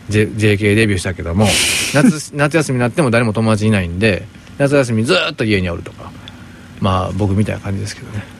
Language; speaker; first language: Japanese; native; Japanese